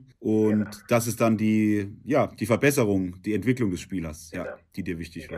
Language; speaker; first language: German; native; German